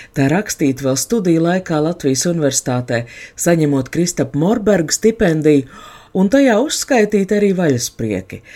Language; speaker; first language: Latvian; native; Latvian